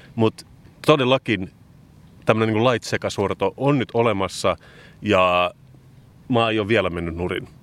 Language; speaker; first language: Finnish; native; Finnish